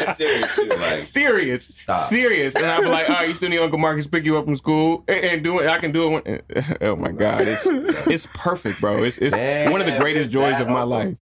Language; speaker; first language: English; native; English